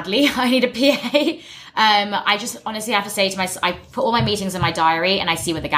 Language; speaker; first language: English; native; English